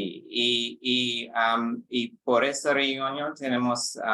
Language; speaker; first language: Spanish; non-native, learner; English